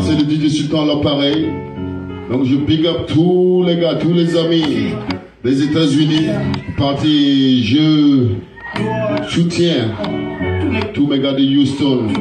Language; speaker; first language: French; non-native, local second language; Mossi